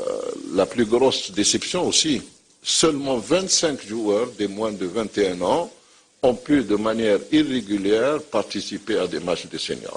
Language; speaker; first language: French; non-native, local second language; Arabic